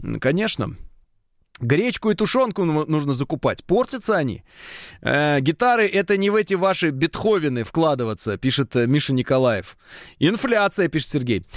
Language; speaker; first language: Russian; native; Russian